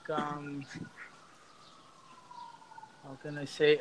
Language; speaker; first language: English; non-native, learner; Portuguese